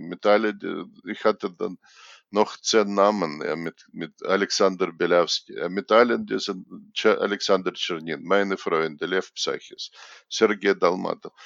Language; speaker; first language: German; non-native, fluent; Russian